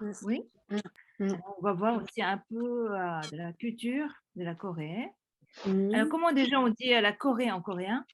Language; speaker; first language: French; early bilingual, other home language; Korean